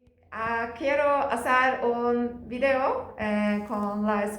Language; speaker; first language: Spanish; non-native, learner; Turkish